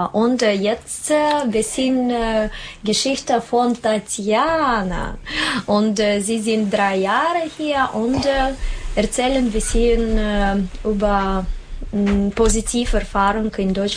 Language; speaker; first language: German; non-native, learner; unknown